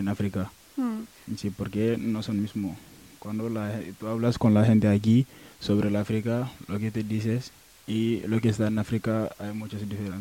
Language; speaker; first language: Spanish; non-native, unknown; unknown